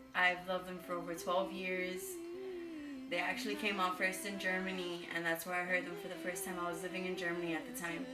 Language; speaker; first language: English; native; English